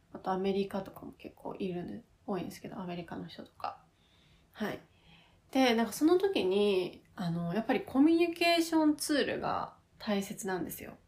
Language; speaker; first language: Japanese; native; Japanese